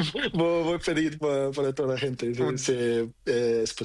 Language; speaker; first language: Spanish; non-native, learner; Portuguese